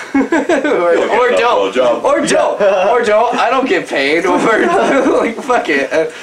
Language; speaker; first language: English; native; English